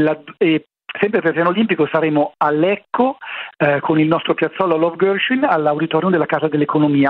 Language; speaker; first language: Italian; native; Italian